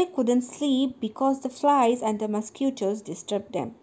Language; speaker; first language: English; non-native, local second language; Assamese